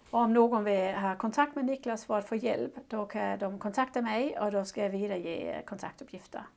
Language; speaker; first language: Swedish; non-native, fluent; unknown